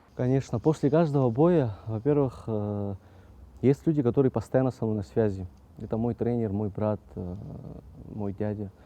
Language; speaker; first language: Russian; non-native, local second language; Abkhazian